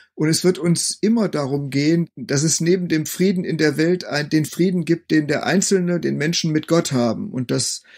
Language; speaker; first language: German; native; German